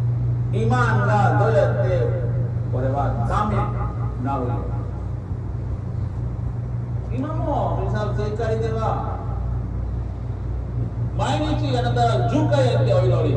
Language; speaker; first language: Japanese; non-native, learner; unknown